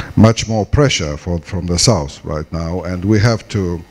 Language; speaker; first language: English; non-native, fluent; Romanian